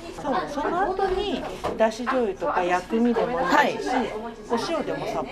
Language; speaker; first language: Japanese; native; Japanese